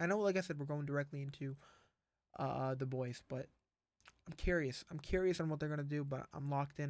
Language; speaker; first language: English; native; English